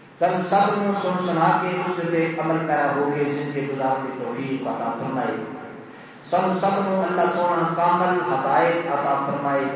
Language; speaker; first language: Urdu; non-native, local second language; Punjabi